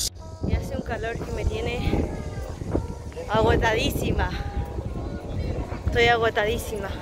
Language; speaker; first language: Spanish; native; Spanish